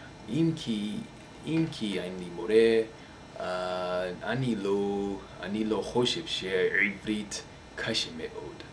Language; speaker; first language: Hebrew; non-native, learner; English